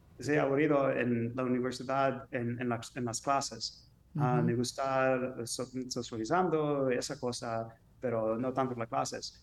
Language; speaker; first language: Spanish; early bilingual, heritage; English